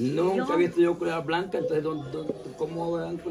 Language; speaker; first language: Spanish; native; Spanish